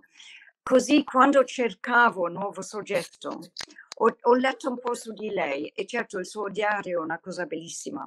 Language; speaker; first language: Italian; non-native, fluent; English